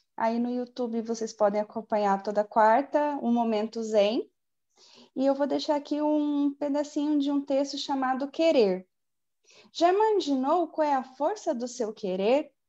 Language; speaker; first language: Portuguese; native; Portuguese